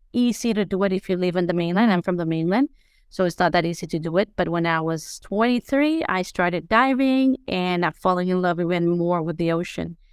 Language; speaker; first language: English; non-native, fluent; Spanish